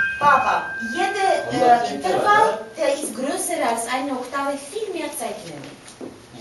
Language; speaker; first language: German; non-native, fluent; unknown